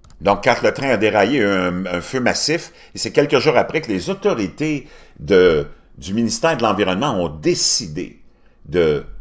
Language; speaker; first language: French; native; French